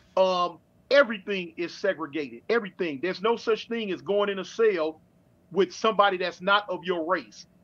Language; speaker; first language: English; native; English